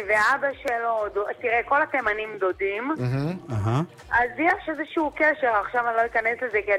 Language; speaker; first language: Hebrew; native; Hebrew